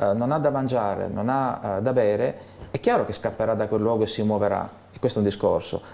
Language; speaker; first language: Italian; native; Italian